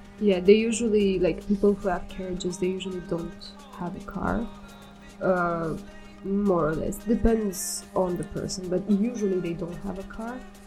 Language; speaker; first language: English; non-native, fluent; Romanian